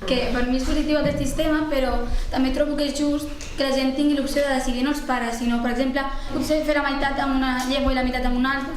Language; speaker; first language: Catalan; non-native, local second language; Spanish